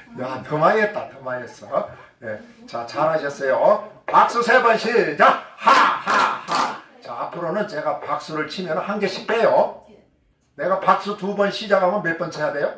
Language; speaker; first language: Korean; native; Korean